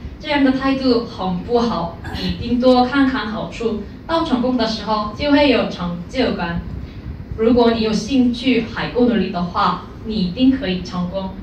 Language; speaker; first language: Chinese; non-native, fluent; Korean